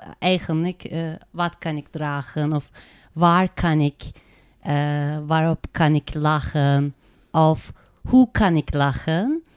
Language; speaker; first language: Dutch; non-native, learner; Turkish